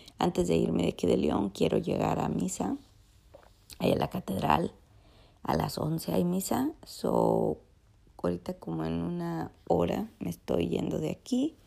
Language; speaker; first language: Spanish; early bilingual, heritage; Spanish